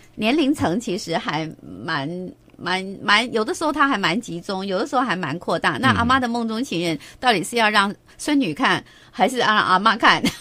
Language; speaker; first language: Chinese; native; Chinese